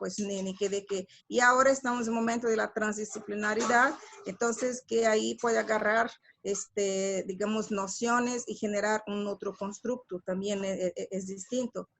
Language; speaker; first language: Spanish; non-native, fluent; Portuguese